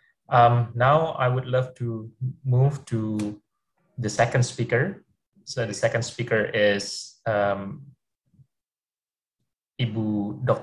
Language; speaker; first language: English; non-native, fluent; Indonesian